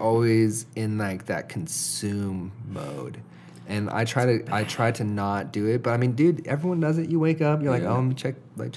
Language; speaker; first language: English; native; English